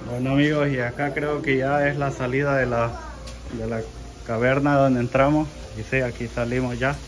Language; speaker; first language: Spanish; native; Spanish